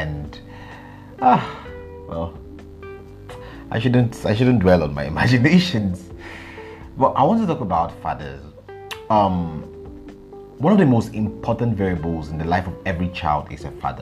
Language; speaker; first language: English; non-native, local second language; Yoruba